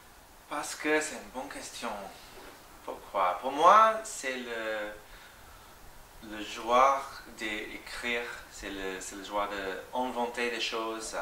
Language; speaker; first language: French; non-native, fluent; English